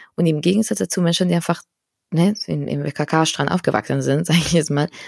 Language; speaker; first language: German; non-native, fluent; Spanish